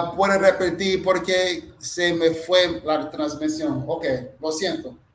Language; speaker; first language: Spanish; non-native, fluent; English